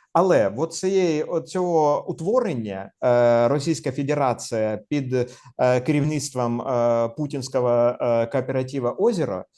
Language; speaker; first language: Ukrainian; non-native, local second language; Russian